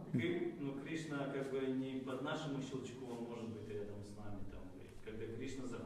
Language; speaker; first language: Russian; native; Russian